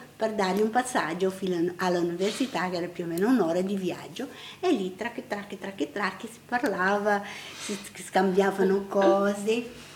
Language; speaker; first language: Italian; non-native, fluent; Portuguese